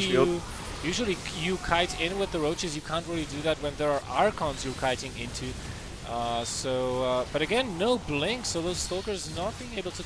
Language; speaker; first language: English; non-native, fluent; Dutch